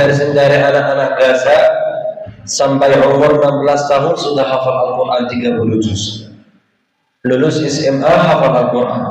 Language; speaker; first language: Indonesian; non-native, fluent; Arabic